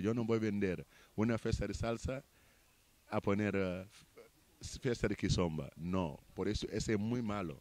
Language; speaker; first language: Spanish; non-native, fluent; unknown